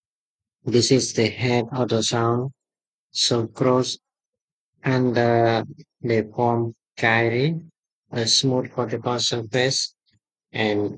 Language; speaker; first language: English; non-native, fluent; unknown